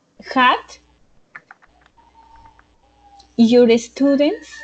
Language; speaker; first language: English; non-native, learner; Spanish